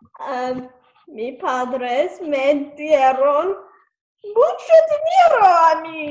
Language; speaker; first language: Spanish; non-native, learner; English